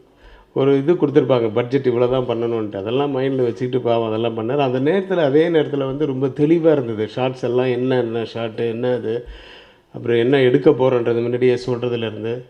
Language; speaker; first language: Tamil; native; Tamil